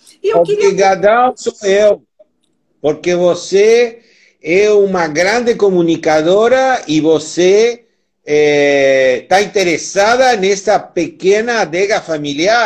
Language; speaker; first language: Portuguese; non-native, learner; Spanish